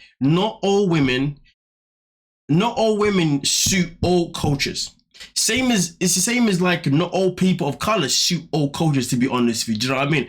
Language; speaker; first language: English; native; English